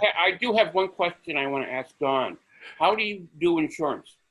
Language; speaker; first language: English; native; English